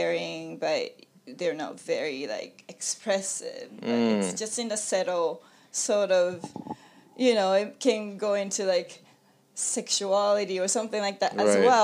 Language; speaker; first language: English; non-native, fluent; Japanese